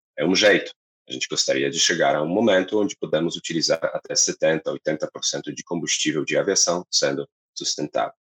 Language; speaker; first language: Portuguese; non-native, fluent; Polish